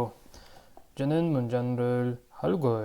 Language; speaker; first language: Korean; non-native, learner; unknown